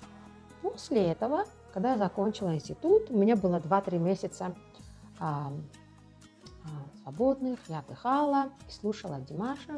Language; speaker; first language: Russian; non-native, local second language; Georgian